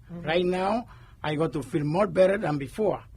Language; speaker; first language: English; non-native, learner; Spanish